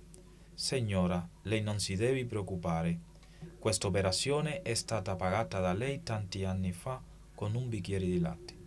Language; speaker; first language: Italian; non-native, learner; Spanish